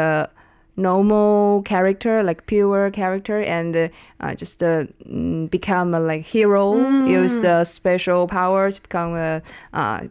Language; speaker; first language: English; non-native, learner; Chinese